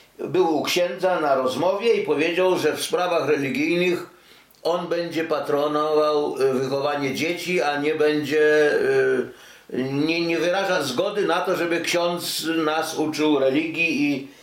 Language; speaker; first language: Polish; native; Polish